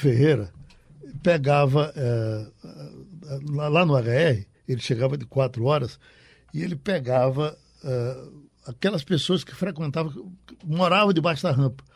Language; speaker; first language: Portuguese; native; Portuguese